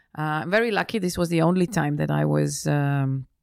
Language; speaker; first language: English; non-native, fluent; German